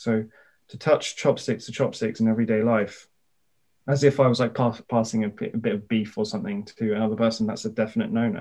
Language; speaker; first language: English; native; English